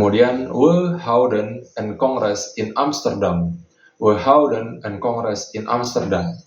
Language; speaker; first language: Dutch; non-native, fluent; Indonesian